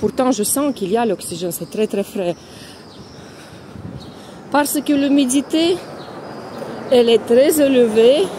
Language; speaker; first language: French; non-native, fluent; Russian